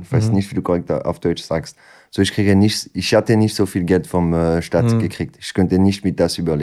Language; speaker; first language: German; non-native, local second language; French